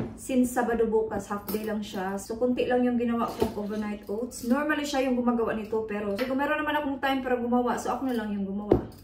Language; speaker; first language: Filipino; non-native, local second language; Cebuano